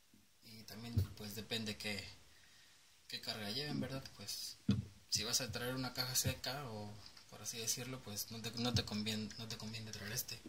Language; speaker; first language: Spanish; native; Spanish